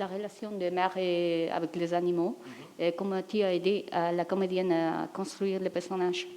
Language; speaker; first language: French; non-native, learner; Spanish